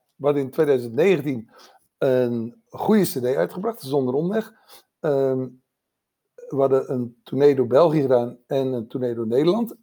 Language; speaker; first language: Dutch; native; Dutch